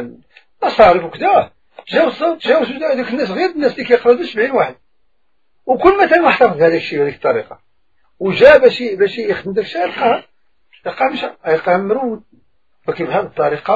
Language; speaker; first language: Arabic; native; Arabic